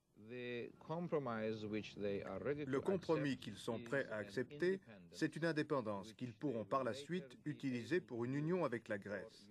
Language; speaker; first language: French; non-native, fluent; Turkish